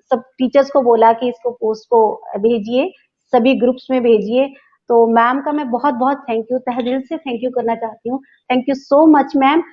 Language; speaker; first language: Hindi; non-native, local second language; Punjabi